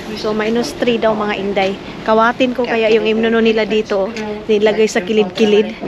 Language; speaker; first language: Filipino; non-native, local second language; Cebuano